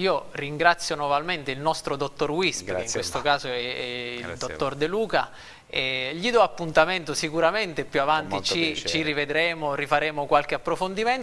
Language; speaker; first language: Italian; native; Italian